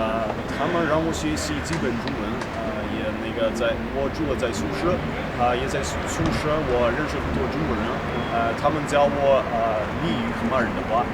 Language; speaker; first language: Chinese; non-native, learner; Ukrainian